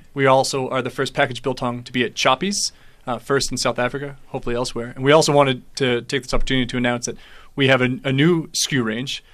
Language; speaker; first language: English; native; English